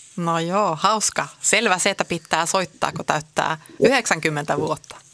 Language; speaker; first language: Finnish; early bilingual, heritage; Finnish